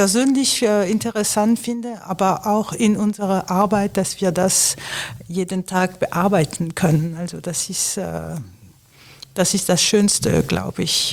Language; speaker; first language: German; non-native, fluent; French